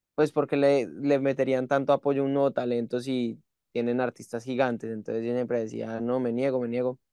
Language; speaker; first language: Spanish; native; Spanish